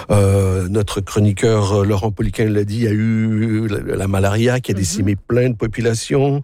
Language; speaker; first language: French; native; French